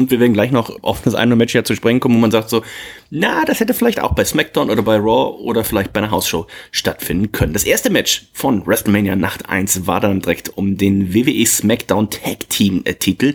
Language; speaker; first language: German; native; German